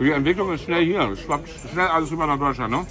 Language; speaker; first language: German; native; German